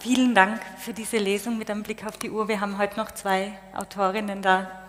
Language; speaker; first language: German; native; German